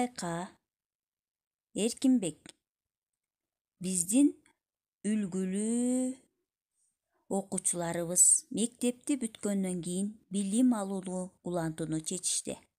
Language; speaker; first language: Kyrgyz; native; Kyrgyz